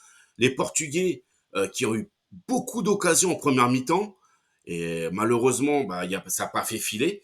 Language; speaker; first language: French; native; French